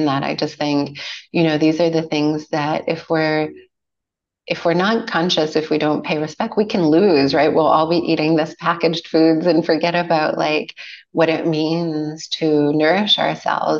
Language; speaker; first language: English; native; English